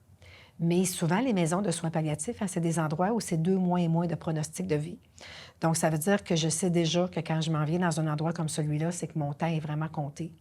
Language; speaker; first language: French; native; French